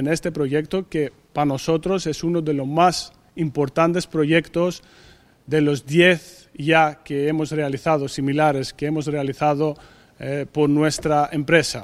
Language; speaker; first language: Spanish; non-native, fluent; Greek